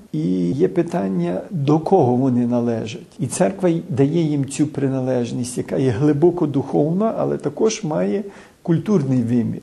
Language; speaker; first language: Ukrainian; early bilingual, heritage; Ukrainian